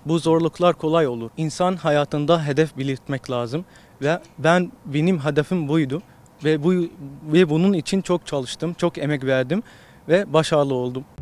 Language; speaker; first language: Turkish; non-native, fluent; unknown